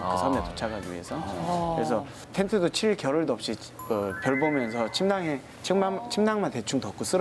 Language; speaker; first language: Korean; native; Korean